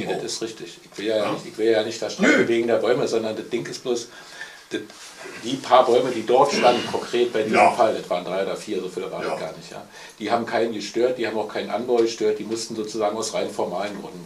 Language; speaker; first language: German; native; German